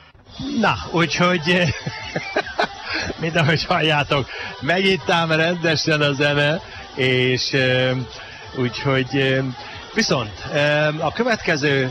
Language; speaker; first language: Hungarian; native; Hungarian